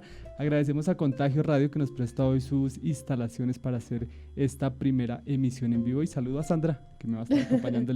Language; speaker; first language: Spanish; native; Spanish